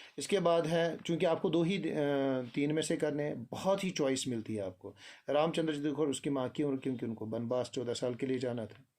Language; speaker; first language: Urdu; non-native, local second language; Kashmiri